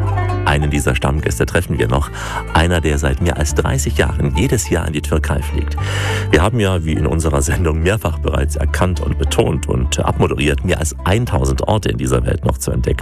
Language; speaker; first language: German; native; German